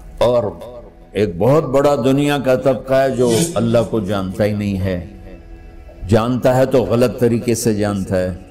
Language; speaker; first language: Urdu; non-native, local second language; Punjabi